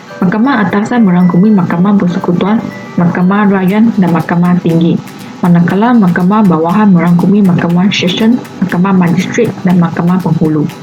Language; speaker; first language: Malay; non-native, local second language; Chinese